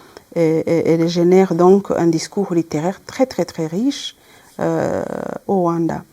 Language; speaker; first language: French; non-native, local second language; Kinyarwanda